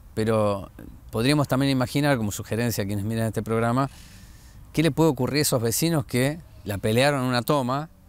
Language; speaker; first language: Spanish; native; Spanish